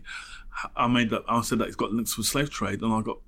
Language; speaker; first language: English; native; English